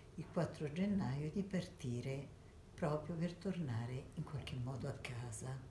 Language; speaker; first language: Italian; early bilingual, other home language; Armenian